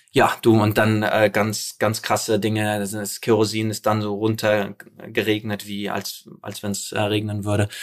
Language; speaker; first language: German; early bilingual, other home language; Polish